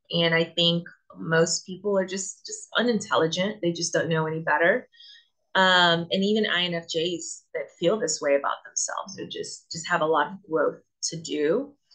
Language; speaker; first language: English; native; English